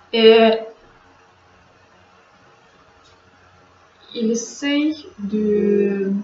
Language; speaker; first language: French; non-native, learner; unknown